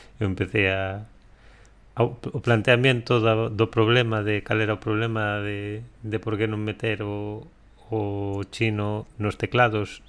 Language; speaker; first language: Galician; non-native, local second language; Spanish